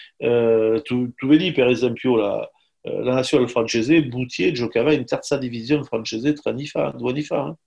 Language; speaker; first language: Italian; non-native, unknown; French